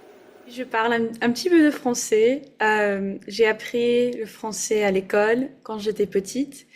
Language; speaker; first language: French; non-native, learner; English